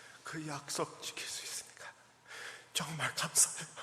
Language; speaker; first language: Korean; early bilingual, heritage; English